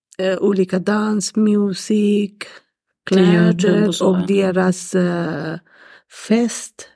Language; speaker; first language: Swedish; non-native, learner; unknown